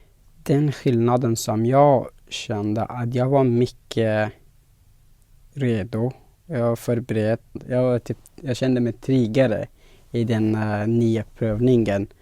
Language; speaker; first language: Swedish; non-native, fluent; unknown